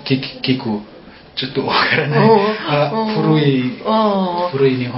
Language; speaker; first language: Japanese; non-native, learner; Indonesian